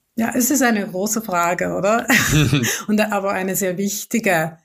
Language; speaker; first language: German; non-native, fluent; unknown